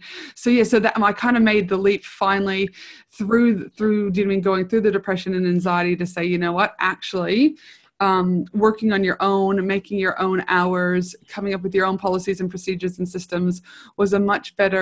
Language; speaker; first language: English; native; English